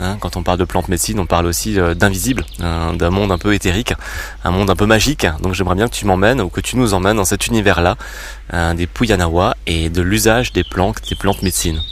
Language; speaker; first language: French; native; French